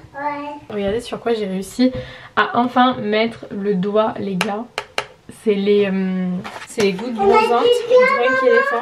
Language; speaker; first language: French; native; French